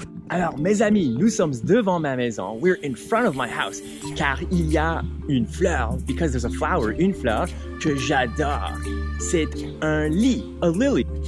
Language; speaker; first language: French; non-native, fluent; English